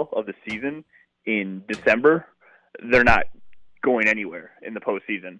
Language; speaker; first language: English; native; English